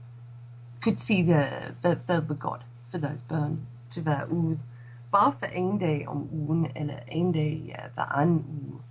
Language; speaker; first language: Danish; non-native, fluent; English